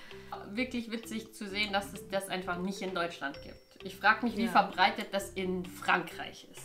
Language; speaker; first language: German; native; German